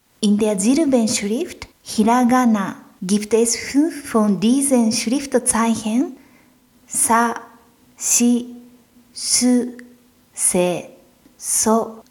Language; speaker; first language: German; non-native, fluent; Japanese